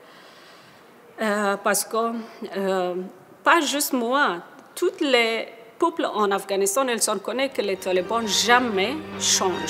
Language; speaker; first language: French; non-native, learner; Persian